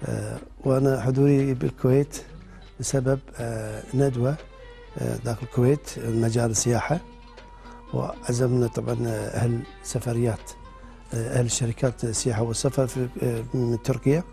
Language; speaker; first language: Arabic; non-native, fluent; Turkish